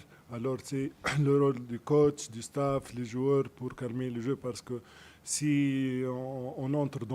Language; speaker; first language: French; non-native, local second language; Arabic